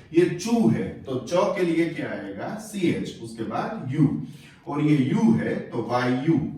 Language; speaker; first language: Hindi; non-native, local second language; Gujarati